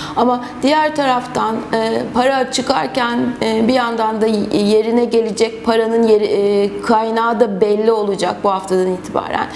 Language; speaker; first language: Turkish; native; Turkish